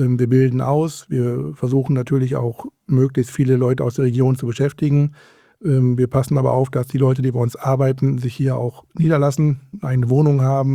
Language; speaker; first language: German; native; German